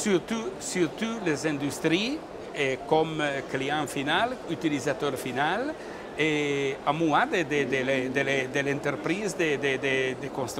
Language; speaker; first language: French; non-native, learner; Italian